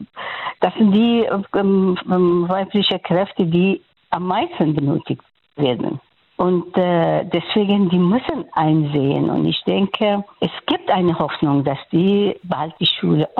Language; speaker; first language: German; non-native, fluent; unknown